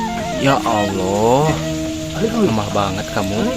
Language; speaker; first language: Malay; non-native, local second language; Sundanese